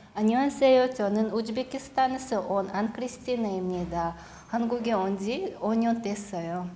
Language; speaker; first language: Korean; non-native, learner; Russian